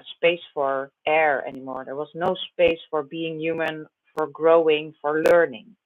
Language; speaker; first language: English; non-native, fluent; Dutch